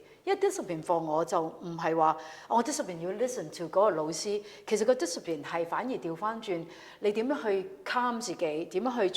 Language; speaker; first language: Cantonese; native; Cantonese